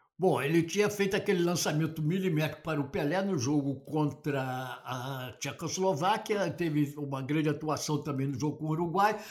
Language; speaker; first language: Portuguese; native; Portuguese